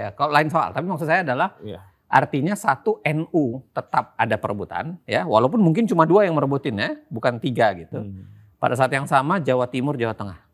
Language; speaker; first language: Indonesian; native; Indonesian